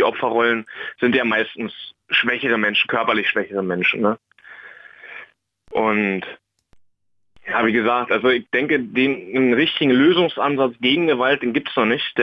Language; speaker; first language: German; native; German